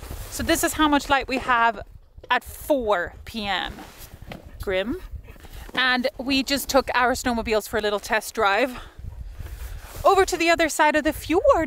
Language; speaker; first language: English; non-native, fluent; Swedish